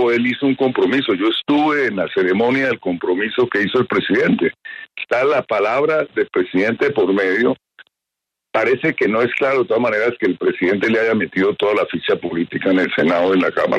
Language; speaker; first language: Spanish; native; Spanish